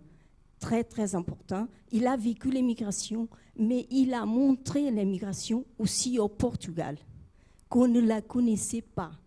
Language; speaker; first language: French; non-native, fluent; Portuguese